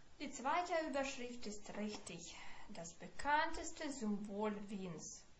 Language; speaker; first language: German; non-native, fluent; Ukrainian